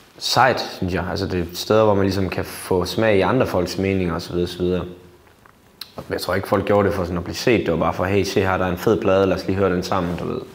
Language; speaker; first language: Danish; native; Danish